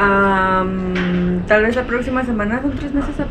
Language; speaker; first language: Spanish; native; Spanish